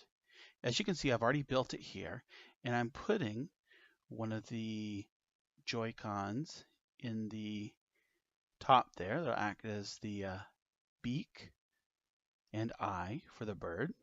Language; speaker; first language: English; native; English